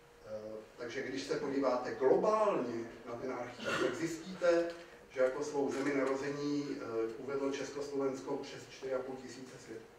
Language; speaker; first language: Czech; native; Czech